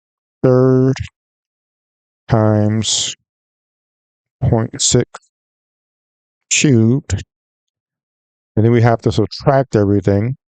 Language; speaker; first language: English; native; English